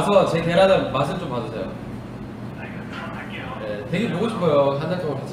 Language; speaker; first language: Korean; native; Korean